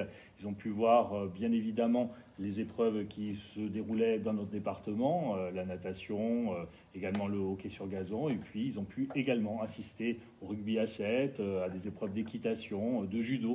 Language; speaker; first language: French; native; French